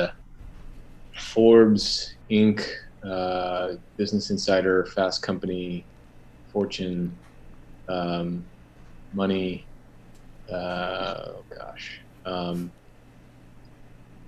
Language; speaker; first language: English; native; English